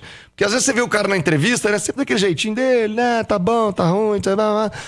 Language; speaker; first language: Portuguese; native; Portuguese